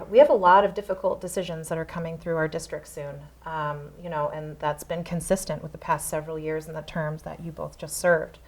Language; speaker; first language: English; native; English